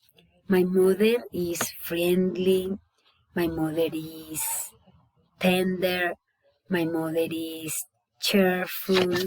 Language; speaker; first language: English; non-native, learner; Spanish